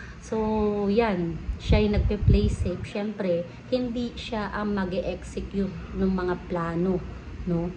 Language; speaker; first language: Filipino; native; Filipino